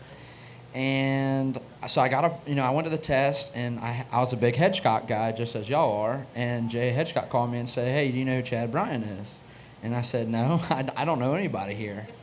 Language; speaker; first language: English; native; English